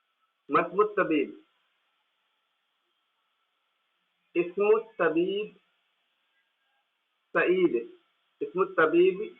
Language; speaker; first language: Arabic; non-native, fluent; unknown